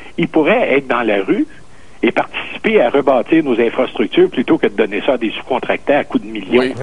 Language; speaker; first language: French; native; French